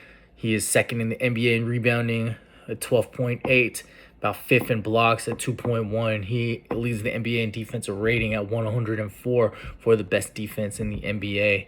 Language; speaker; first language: English; native; English